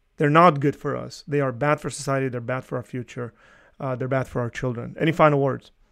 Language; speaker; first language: English; early bilingual, other home language; Armenian